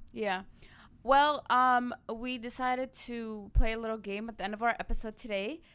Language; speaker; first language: English; early bilingual, other home language; Arabic